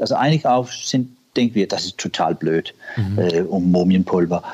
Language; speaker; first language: German; non-native, learner; Danish